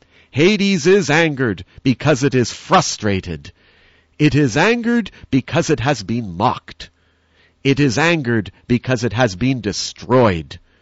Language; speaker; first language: English; native; English